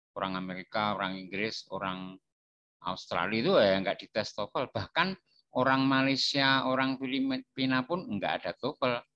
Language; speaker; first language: Indonesian; non-native, local second language; Javanese